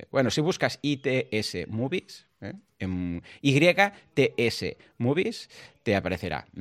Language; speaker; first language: Spanish; non-native, local second language; Catalan